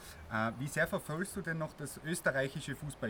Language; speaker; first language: German; native; German